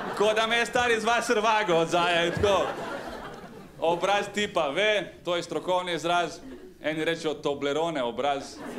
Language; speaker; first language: Slovenian; early bilingual, other home language; Serbian